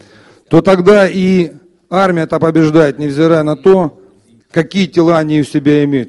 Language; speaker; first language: Russian; native; Russian